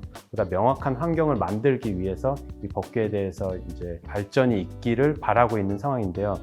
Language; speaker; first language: Korean; native; Korean